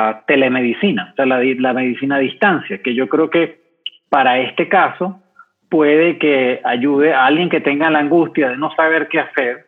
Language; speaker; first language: Spanish; native; Spanish